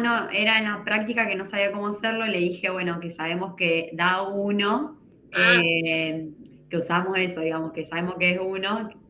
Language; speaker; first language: Spanish; native; Spanish